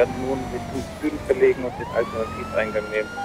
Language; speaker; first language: German; native; German